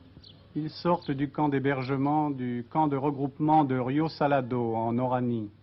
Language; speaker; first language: French; native; French